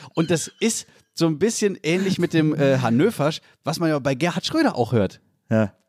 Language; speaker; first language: German; native; German